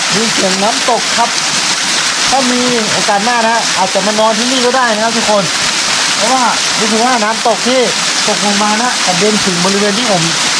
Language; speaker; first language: Thai; non-native, local second language; Karen languages